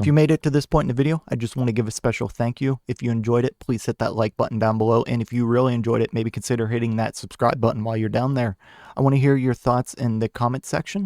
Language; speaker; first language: English; native; English